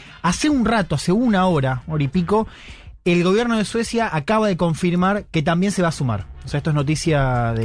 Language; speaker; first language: Spanish; native; Spanish